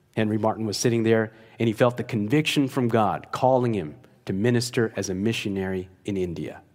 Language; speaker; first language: English; native; English